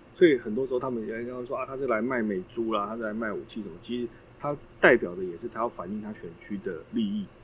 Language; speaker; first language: Chinese; native; Chinese